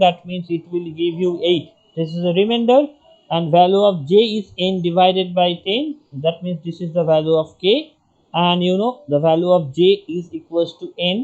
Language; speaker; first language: English; non-native, local second language; Bangla